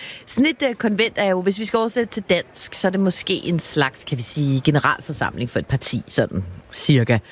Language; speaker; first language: Danish; native; Danish